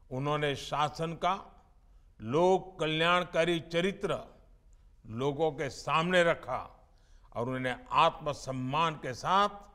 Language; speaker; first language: Hindi; non-native, local second language; Gujarati